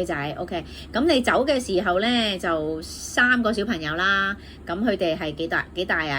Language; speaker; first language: Cantonese; native; Cantonese